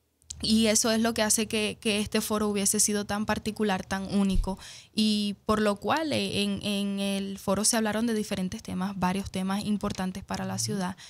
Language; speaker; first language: Spanish; native; Spanish